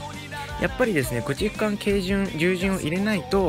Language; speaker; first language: Japanese; native; Japanese